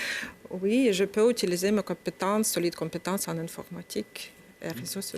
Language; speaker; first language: French; non-native, learner; Ukrainian